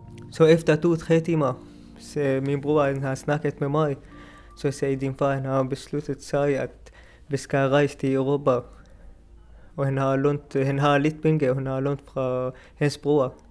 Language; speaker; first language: Danish; non-native, learner; Arabic